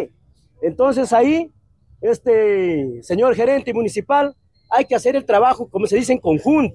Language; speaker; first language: Spanish; native; Spanish